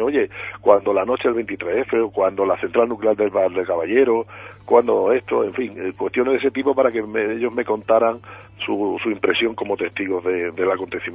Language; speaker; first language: Spanish; native; Spanish